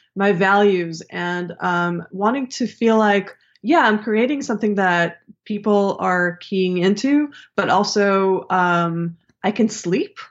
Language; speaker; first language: English; early bilingual, other home language; Hebrew